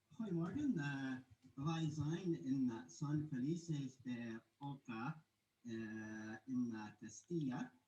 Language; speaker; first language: Dutch; non-native, learner; English